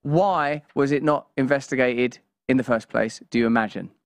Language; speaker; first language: English; native; English